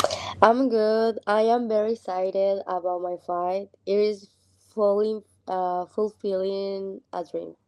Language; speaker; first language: English; non-native, learner; Spanish